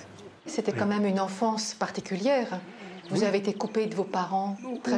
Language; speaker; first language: French; native; French